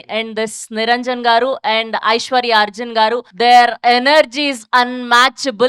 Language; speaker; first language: Telugu; native; Telugu